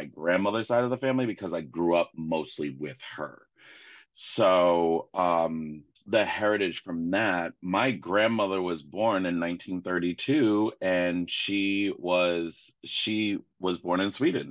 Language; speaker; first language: English; native; English